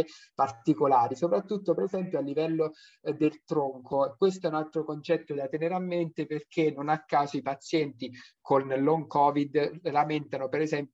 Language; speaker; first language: Italian; native; Italian